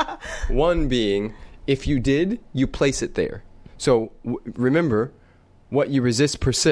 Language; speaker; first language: English; native; English